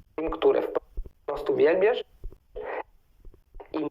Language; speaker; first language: Polish; non-native, fluent; Italian